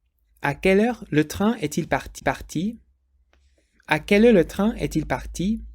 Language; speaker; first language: French; non-native, fluent; English